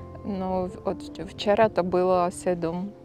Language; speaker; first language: Czech; non-native, fluent; Ukrainian